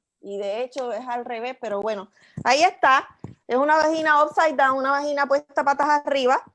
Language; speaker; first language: Spanish; native; Spanish